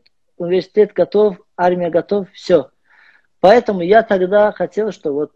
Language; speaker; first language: Russian; non-native, learner; Azerbaijani